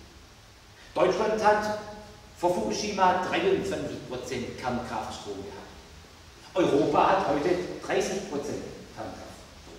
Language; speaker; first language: German; native; German